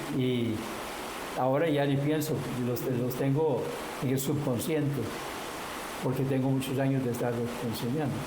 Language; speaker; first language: Spanish; non-native, local second language; English